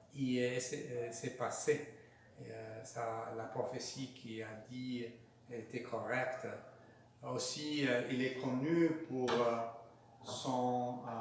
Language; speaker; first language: French; non-native, learner; Spanish